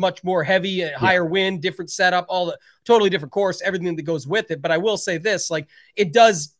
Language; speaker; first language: English; native; English